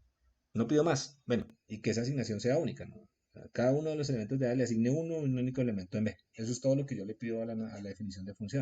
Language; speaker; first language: Spanish; native; Spanish